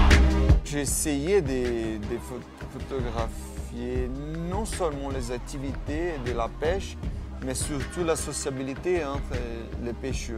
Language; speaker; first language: French; non-native, fluent; Portuguese